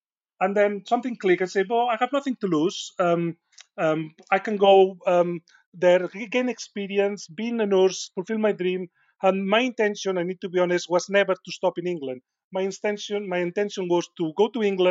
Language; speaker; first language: English; non-native, fluent; Spanish